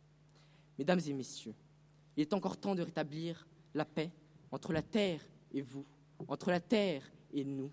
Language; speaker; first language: French; non-native, fluent; Romanian